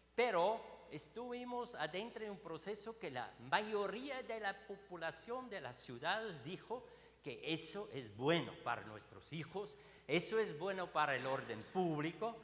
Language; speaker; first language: Spanish; non-native, learner; Swiss German